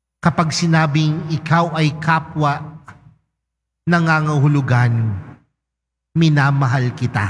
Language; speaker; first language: Filipino; native; Filipino